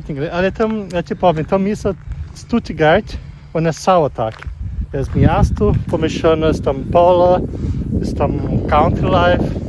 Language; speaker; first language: Polish; non-native, learner; Portuguese